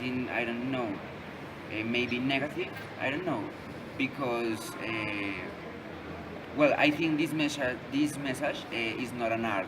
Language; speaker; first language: English; non-native, learner; Spanish